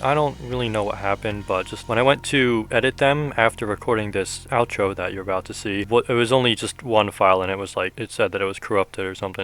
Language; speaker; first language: English; native; English